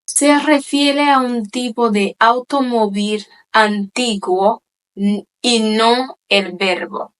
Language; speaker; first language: Spanish; non-native, fluent; Haitian Creole